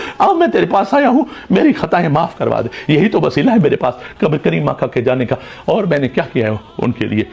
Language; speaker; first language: Urdu; non-native, local second language; Saraiki